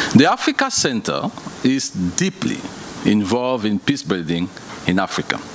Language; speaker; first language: English; non-native, fluent; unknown